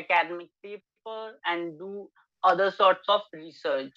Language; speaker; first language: English; non-native, local second language; Hindi